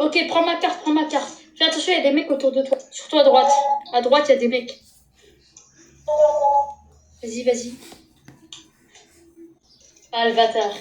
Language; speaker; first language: French; native; French